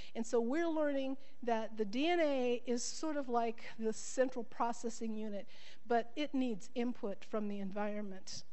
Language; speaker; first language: English; native; English